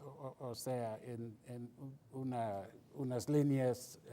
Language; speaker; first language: Spanish; non-native, fluent; English